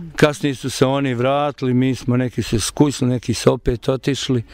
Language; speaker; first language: Croatian; native; Croatian